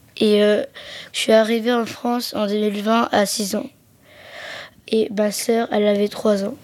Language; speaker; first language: French; early bilingual, other home language; Arabic